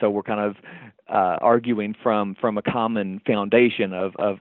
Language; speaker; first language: English; native; English